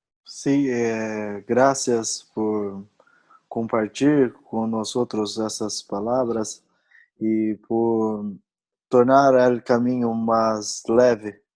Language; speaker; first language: Spanish; non-native, learner; Portuguese